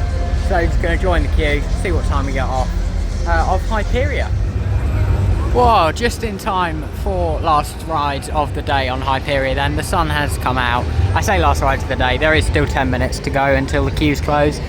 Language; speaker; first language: English; native; English